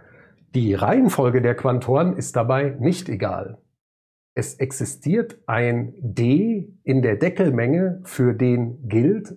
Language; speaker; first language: German; native; German